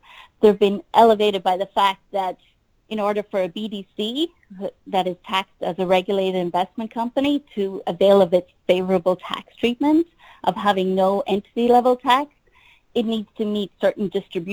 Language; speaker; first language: English; native; English